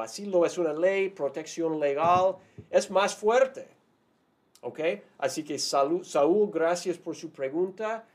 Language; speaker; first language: Spanish; non-native, fluent; English